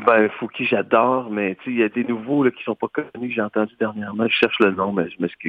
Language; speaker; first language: French; native; French